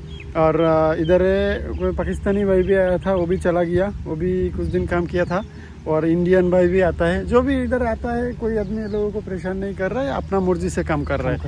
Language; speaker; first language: Hindi; non-native, learner; Bangla